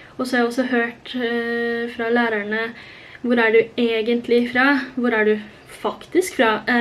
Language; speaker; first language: Norwegian; early bilingual, other home language; Korean